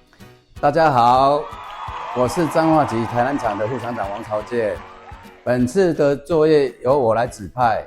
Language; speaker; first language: Chinese; native; Chinese